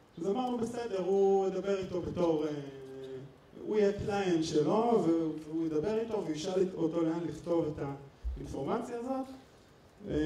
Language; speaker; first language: Hebrew; native; Hebrew